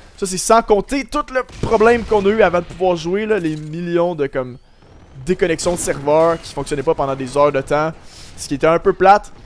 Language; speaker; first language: French; native; French